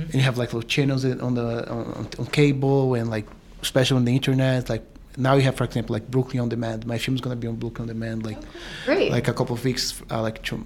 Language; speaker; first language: English; non-native, fluent; Portuguese